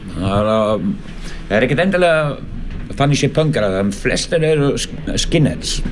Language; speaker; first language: Icelandic; non-native, fluent; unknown